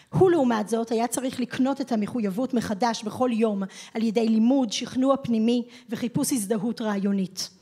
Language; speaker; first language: Hebrew; native; Hebrew